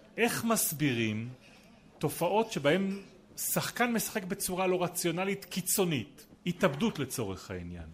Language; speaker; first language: Hebrew; native; Hebrew